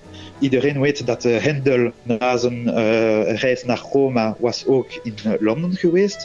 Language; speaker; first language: Dutch; non-native, local second language; French